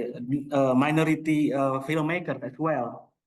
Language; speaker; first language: English; non-native, local second language; Indonesian